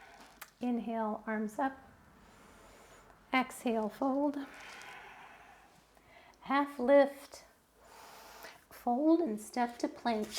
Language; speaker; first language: English; native; English